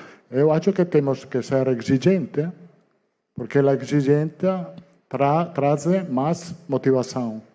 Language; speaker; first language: Portuguese; non-native, fluent; Italian